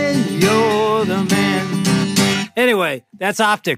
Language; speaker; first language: English; native; English